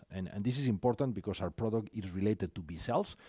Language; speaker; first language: English; non-native, fluent; Spanish